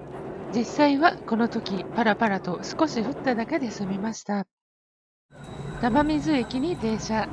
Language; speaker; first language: Japanese; native; Japanese